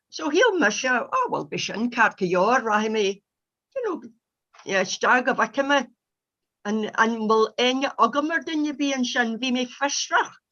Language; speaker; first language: Irish; non-native, local second language; English